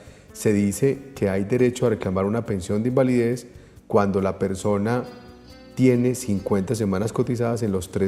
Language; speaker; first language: Spanish; native; Spanish